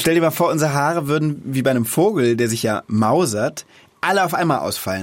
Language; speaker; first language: German; native; German